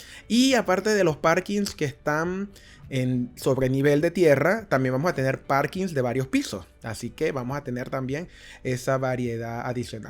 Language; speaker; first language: Spanish; native; Spanish